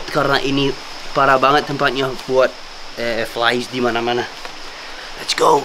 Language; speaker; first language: Indonesian; non-native, fluent; English